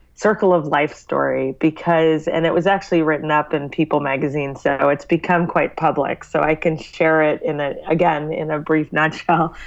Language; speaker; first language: English; native; English